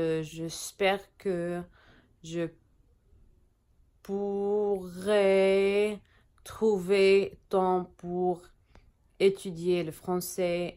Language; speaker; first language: French; non-native, learner; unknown